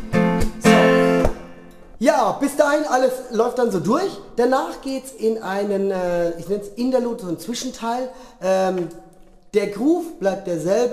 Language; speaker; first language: German; native; German